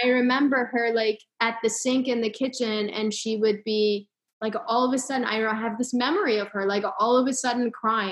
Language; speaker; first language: English; non-native, fluent; Persian